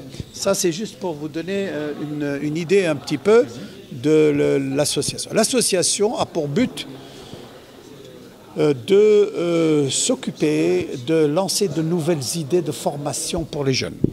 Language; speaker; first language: French; non-native, local second language; Arabic